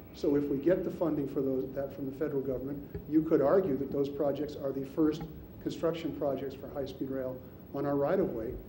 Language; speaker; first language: English; native; English